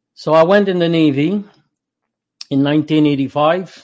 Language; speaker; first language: English; non-native, fluent; French